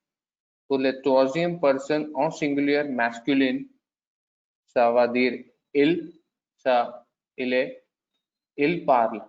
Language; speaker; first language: French; non-native, learner; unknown